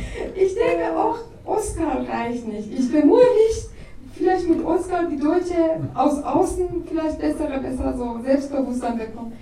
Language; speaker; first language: German; non-native, learner; Persian